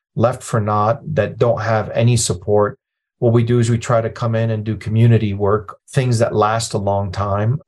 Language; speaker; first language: English; early bilingual, other home language; Arabic